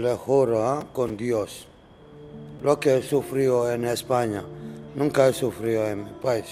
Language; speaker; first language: Spanish; non-native, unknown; Arabic